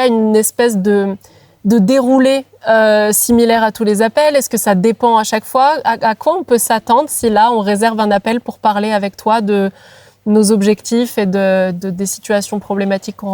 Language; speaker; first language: French; native; French